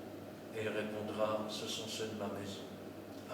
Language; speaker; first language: French; native; French